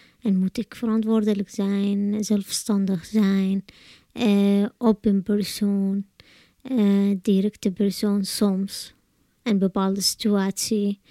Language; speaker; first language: Dutch; non-native, learner; Arabic